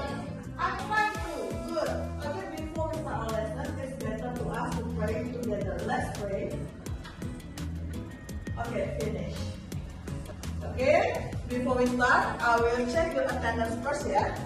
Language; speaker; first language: English; non-native, fluent; Indonesian